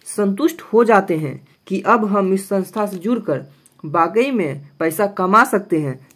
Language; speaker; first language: Hindi; native; Hindi